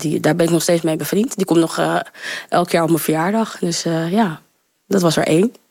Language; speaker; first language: Dutch; early bilingual, other home language; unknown